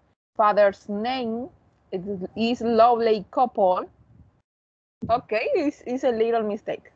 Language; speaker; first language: English; non-native, learner; Spanish